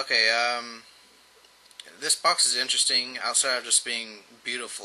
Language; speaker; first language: English; native; English